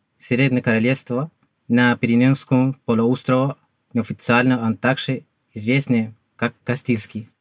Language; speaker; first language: Russian; non-native, fluent; Spanish